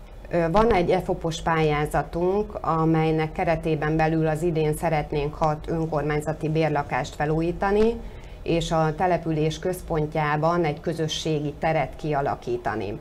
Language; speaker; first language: Hungarian; native; Hungarian